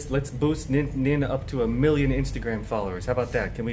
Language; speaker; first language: English; native; English